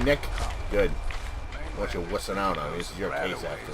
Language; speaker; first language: English; native; English